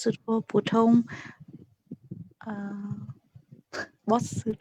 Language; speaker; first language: Korean; non-native, learner; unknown